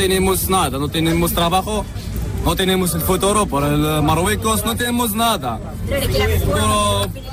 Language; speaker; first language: Spanish; non-native, learner; Arabic